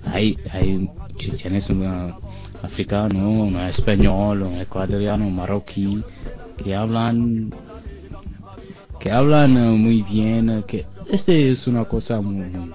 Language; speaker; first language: Spanish; non-native, learner; French